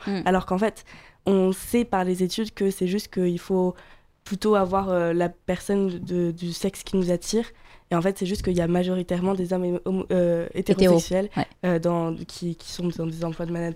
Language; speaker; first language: French; native; French